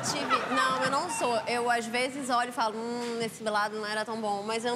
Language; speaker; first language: Portuguese; native; Portuguese